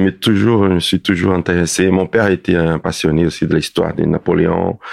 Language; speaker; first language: French; non-native, fluent; Portuguese